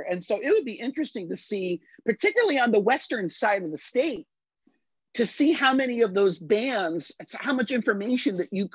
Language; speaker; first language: English; native; English